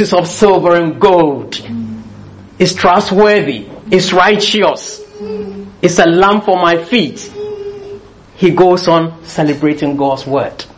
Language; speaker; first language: English; non-native, local second language; Akan